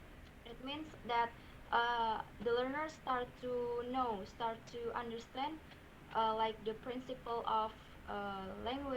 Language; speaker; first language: English; non-native, learner; Indonesian